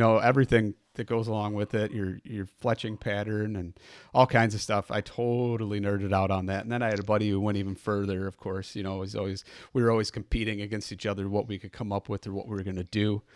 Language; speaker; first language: English; native; English